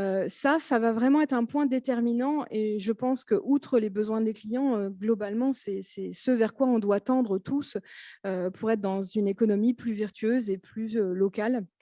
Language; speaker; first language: French; native; French